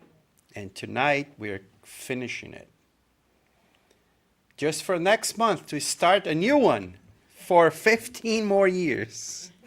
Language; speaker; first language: English; non-native, fluent; Portuguese